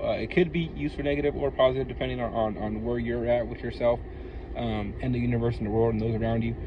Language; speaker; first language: English; native; English